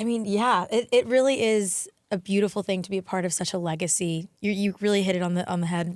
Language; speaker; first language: English; native; English